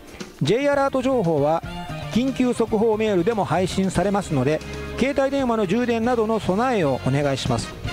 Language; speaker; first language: Japanese; native; Japanese